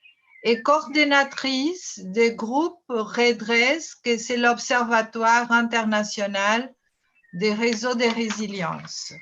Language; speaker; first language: French; non-native, fluent; Portuguese